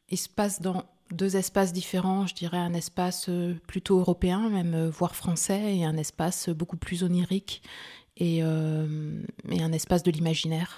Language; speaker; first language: French; early bilingual, other home language; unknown